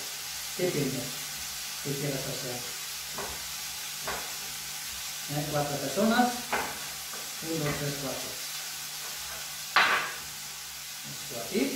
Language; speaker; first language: Spanish; non-native, fluent; German